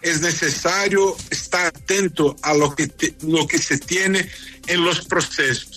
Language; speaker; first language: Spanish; non-native, fluent; Portuguese